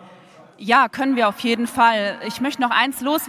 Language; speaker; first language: German; native; German